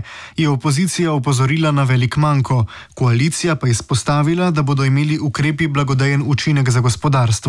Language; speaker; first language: Slovenian; native; Slovenian